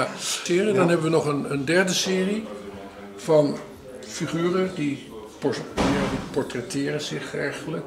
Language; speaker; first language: Dutch; native; Dutch